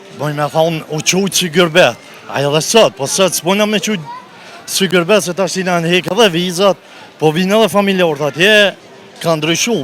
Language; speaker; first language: Albanian; native; Albanian